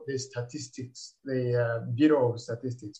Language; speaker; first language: English; non-native, local second language; Kinyarwanda